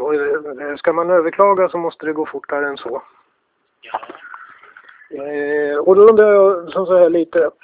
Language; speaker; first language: Swedish; native; Swedish